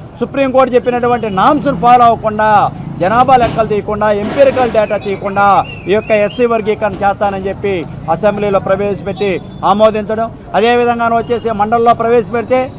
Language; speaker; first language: Telugu; native; Telugu